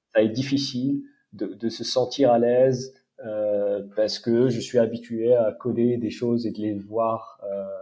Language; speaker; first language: French; non-native, local second language; Arabic